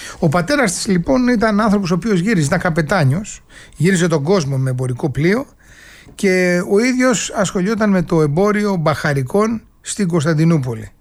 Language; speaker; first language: Greek; native; Greek